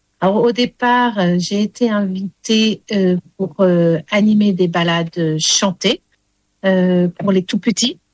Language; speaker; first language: French; early bilingual, heritage; English